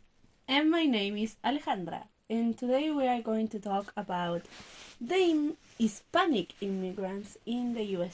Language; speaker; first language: English; non-native, learner; Spanish